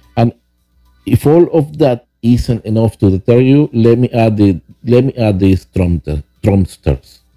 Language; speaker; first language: English; non-native, fluent; Spanish